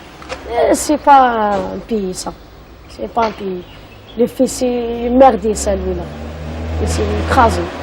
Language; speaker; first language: French; non-native, learner; Arabic